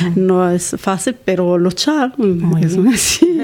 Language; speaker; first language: Spanish; non-native, learner; Arabic